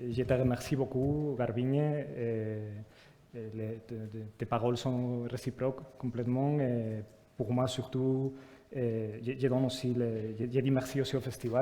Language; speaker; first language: French; non-native, fluent; Spanish